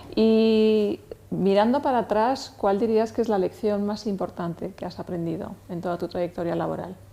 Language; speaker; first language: Spanish; native; Spanish